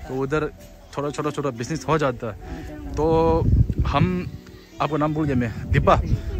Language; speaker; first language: Hindi; non-native, local second language; Tibetan